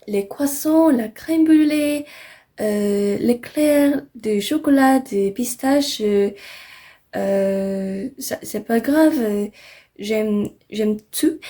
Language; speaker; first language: French; non-native, learner; English